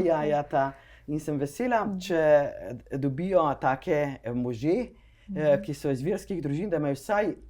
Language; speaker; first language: Slovenian; native; Slovenian